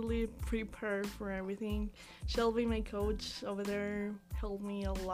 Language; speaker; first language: English; non-native, learner; Spanish